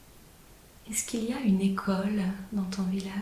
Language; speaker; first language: French; native; French